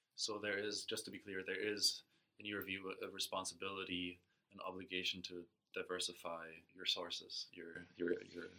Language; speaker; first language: English; non-native, fluent; German